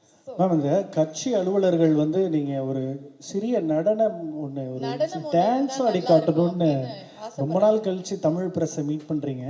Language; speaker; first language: Tamil; native; Tamil